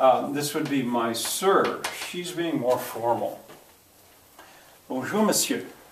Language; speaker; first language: English; native; English